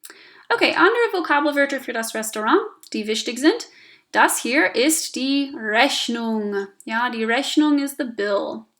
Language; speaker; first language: German; non-native, fluent; English